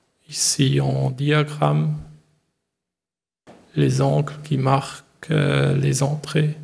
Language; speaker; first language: French; non-native, learner; German